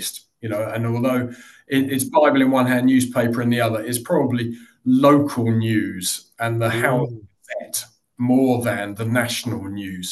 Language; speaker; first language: English; native; English